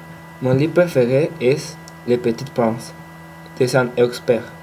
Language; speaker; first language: French; non-native, learner; Spanish